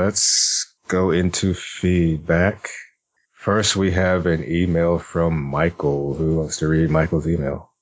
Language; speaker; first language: English; native; English